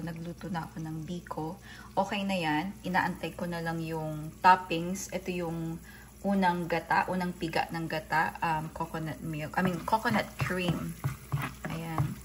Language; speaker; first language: Filipino; native; Filipino